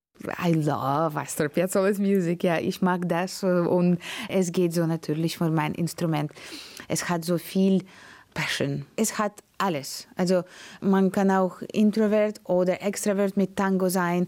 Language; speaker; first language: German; non-native, fluent; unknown